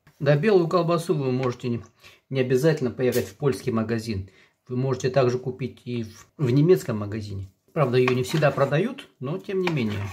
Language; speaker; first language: Russian; native; Russian